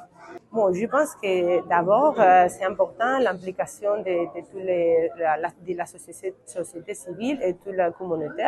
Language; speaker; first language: French; non-native, fluent; Catalan